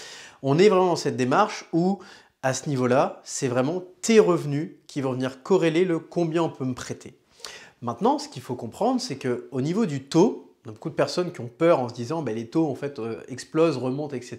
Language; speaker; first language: French; native; French